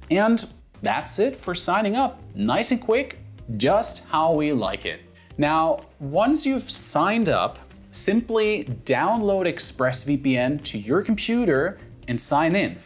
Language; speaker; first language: English; non-native, fluent; German